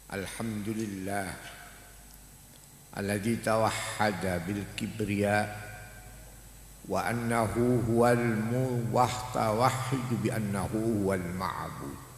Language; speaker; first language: Arabic; non-native, fluent; Javanese